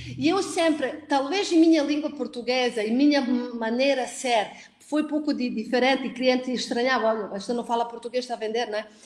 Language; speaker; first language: Portuguese; non-native, fluent; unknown